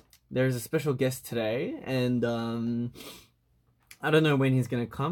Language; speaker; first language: English; early bilingual, other home language; Korean